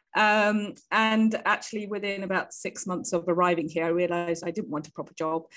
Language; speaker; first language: English; native; English